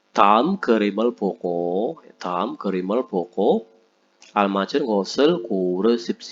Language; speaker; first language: Korean; non-native, fluent; Indonesian